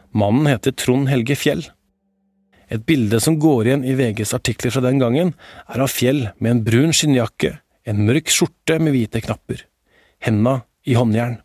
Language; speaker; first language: Norwegian; native; Norwegian